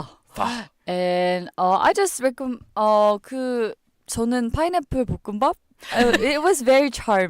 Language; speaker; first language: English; non-native, learner; Korean